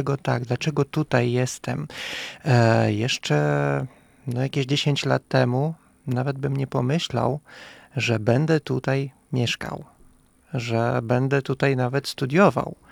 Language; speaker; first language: Polish; non-native, fluent; Russian